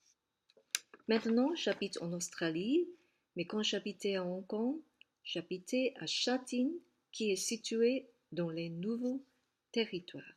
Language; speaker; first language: French; non-native, fluent; Cantonese